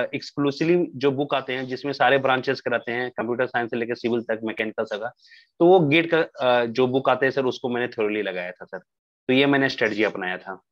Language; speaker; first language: Hindi; native; Hindi